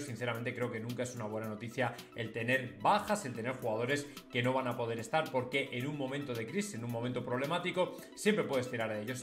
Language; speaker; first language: Spanish; native; Spanish